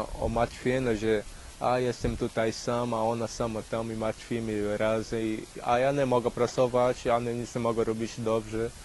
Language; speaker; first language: Polish; non-native, learner; Portuguese